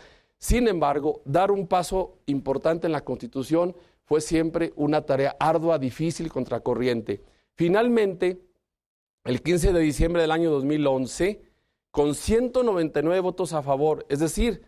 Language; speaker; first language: Spanish; native; Spanish